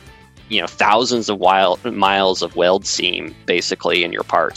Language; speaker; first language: English; native; English